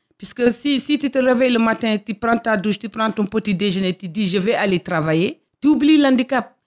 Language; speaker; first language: French; non-native, local second language; Fula